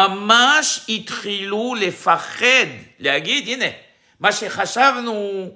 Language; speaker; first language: Hebrew; non-native, fluent; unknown